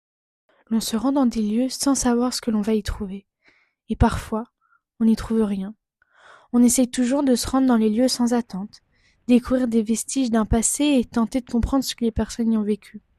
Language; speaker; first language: French; native; French